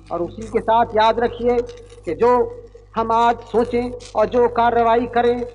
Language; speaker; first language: Hindi; native; Hindi